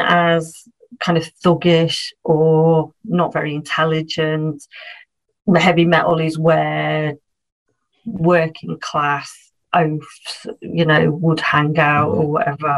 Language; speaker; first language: English; native; English